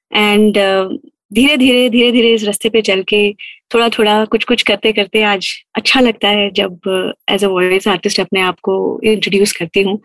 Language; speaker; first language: Hindi; native; Hindi